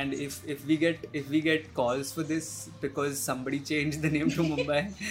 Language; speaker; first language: English; non-native, local second language; Hindi